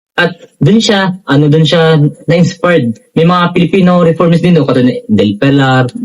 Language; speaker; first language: Filipino; non-native, local second language; Bikol